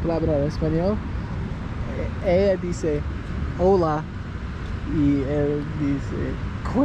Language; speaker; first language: Spanish; non-native, learner; English